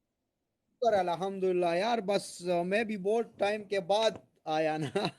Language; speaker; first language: Hindi; non-native, local second language; Pashto